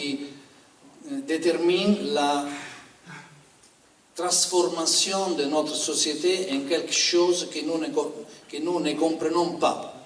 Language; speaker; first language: French; non-native, learner; Italian